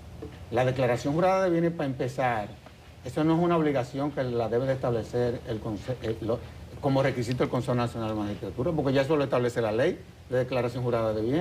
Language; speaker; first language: Spanish; native; Spanish